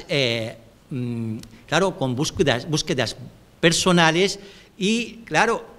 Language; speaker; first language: Spanish; non-native, fluent; Arabic